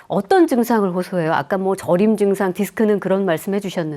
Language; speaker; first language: Korean; native; Korean